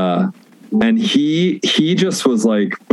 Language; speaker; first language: English; native; English